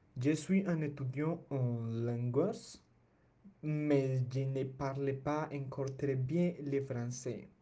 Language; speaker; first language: French; non-native, learner; Spanish